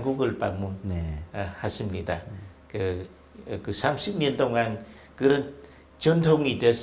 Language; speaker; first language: Korean; non-native, fluent; Vietnamese